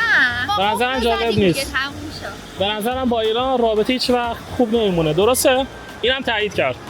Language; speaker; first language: Persian; native; Persian